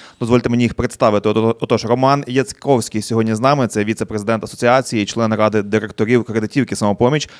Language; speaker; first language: Ukrainian; native; Ukrainian